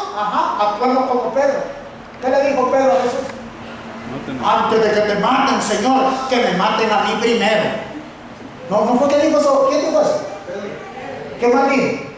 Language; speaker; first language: Spanish; native; Spanish